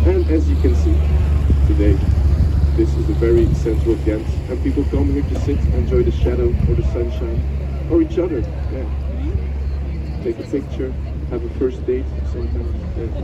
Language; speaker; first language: English; non-native, fluent; Dutch